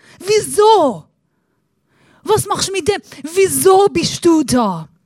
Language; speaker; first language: German; non-native, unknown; Persian